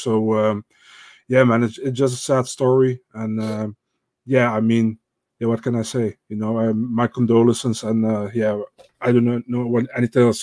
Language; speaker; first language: English; non-native, fluent; Dutch